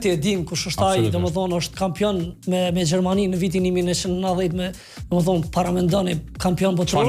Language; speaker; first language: Albanian; native; Albanian